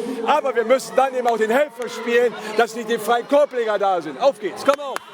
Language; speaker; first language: German; native; German